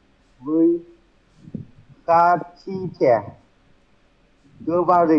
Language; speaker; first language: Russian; non-native, learner; Vietnamese